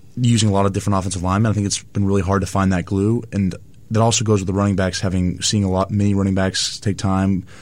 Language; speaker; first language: English; native; English